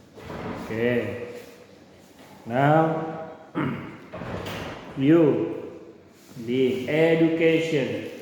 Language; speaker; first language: English; non-native, local second language; Indonesian